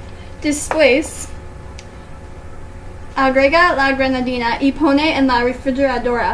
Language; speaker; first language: Spanish; non-native, learner; English